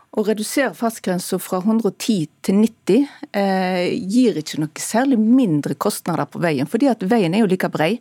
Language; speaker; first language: Norwegian; native; Norwegian